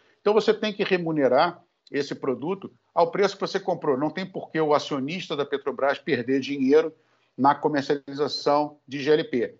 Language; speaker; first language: Portuguese; native; Portuguese